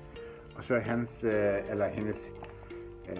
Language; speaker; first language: Danish; non-native, fluent; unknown